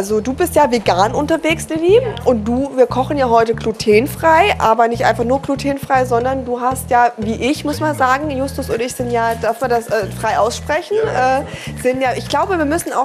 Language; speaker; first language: German; native; German